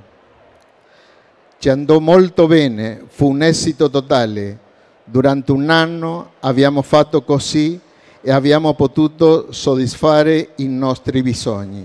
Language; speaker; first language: Italian; non-native, learner; Spanish